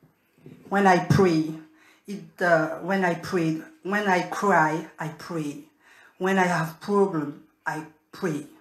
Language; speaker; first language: English; non-native, learner; French